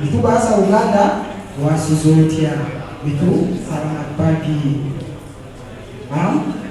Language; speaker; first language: Indonesian; non-native, fluent; Ganda